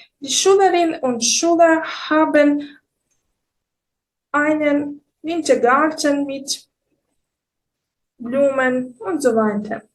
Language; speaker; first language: German; non-native, fluent; Ukrainian